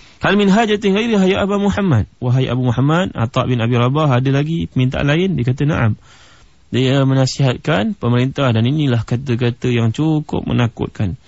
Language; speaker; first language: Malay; native; Malay